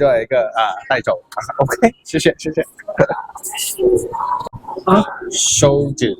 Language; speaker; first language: Chinese; non-native, learner; Thai